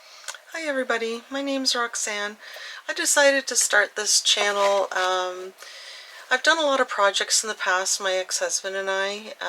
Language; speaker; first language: English; native; English